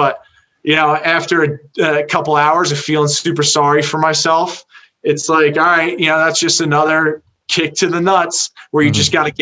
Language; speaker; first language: English; native; English